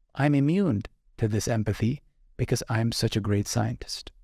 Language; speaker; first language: English; non-native, local second language; Urdu